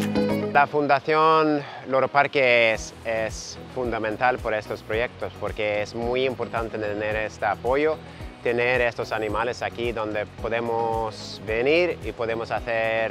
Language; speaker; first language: Spanish; non-native, fluent; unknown